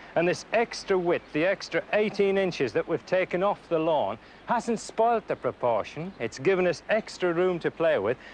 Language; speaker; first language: English; native; English